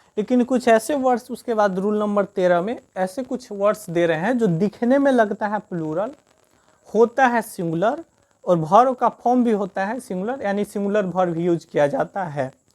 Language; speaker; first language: Hindi; native; Hindi